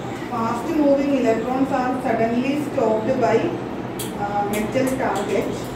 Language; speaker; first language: English; non-native, local second language; Malayalam